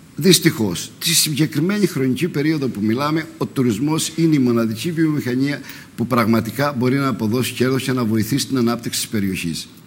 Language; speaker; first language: Greek; native; Greek